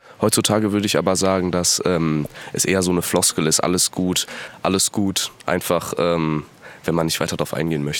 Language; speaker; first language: German; native; German